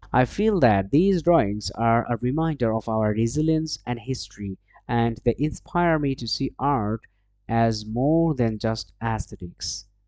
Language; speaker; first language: English; non-native, local second language; Bangla